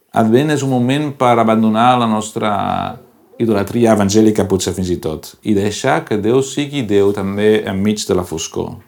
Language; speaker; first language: Catalan; non-native, local second language; Spanish